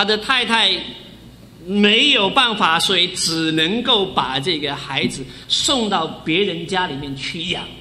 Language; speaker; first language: Chinese; native; Chinese